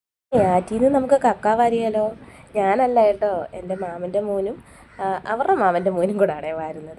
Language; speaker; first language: Malayalam; native; Malayalam